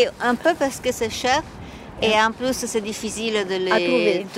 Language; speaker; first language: French; non-native, fluent; Italian